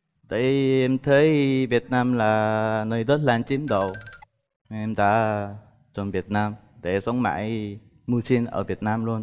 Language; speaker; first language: Vietnamese; non-native, fluent; Korean